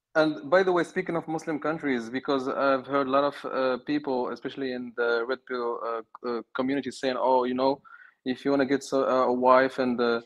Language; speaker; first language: English; non-native, fluent; Arabic